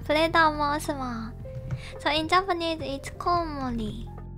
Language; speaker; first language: English; non-native, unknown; Japanese